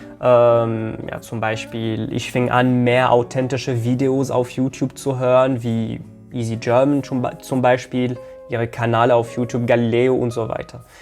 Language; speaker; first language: German; non-native, fluent; Arabic